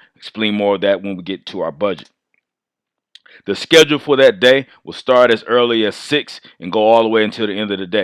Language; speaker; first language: English; native; English